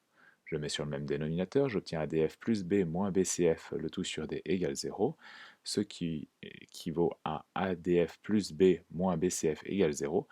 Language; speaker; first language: French; native; French